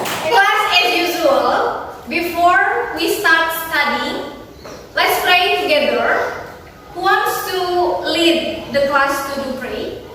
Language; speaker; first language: English; non-native, fluent; Indonesian